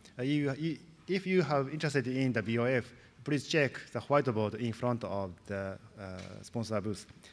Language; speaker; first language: English; non-native, learner; Japanese